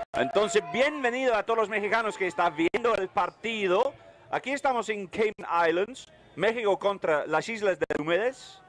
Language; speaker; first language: Spanish; non-native, learner; English